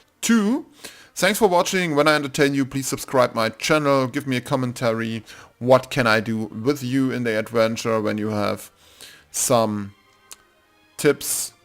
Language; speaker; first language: English; non-native, learner; German